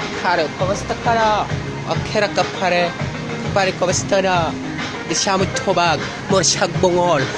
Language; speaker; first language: Cebuano; non-native, learner; Korean